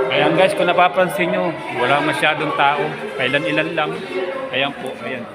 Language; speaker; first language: Filipino; native; Filipino